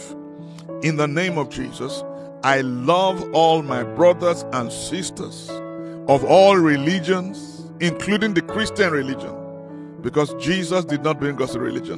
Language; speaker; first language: English; non-native, local second language; Yoruba